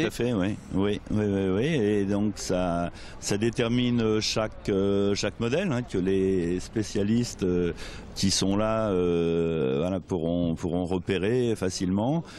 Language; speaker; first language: French; native; French